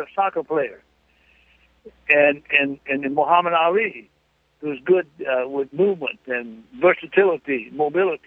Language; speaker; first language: English; native; English